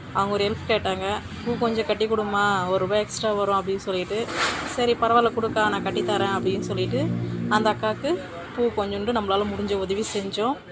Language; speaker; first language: Tamil; native; Tamil